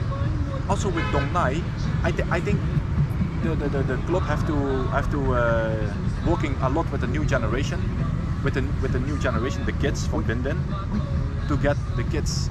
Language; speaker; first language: English; non-native, fluent; Dutch